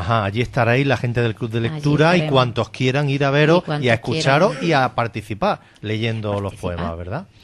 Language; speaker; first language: Spanish; native; Spanish